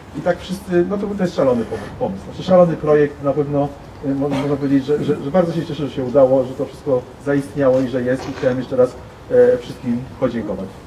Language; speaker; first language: Polish; native; Polish